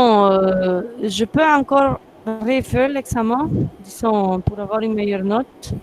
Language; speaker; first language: French; non-native, fluent; Spanish